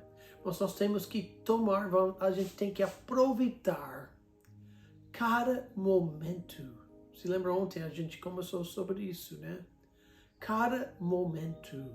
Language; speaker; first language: Portuguese; non-native, fluent; English